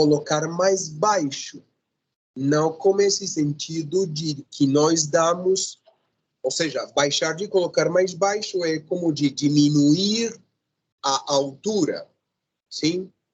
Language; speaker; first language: Portuguese; non-native, fluent; Spanish